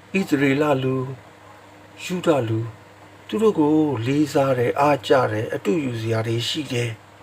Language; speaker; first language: Burmese; non-native, local second language; S'gaw Karen